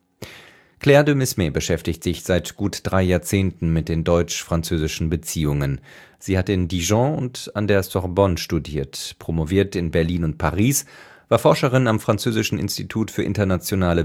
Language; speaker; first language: German; native; German